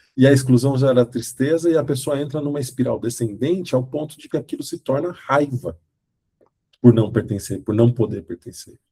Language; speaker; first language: Portuguese; native; Portuguese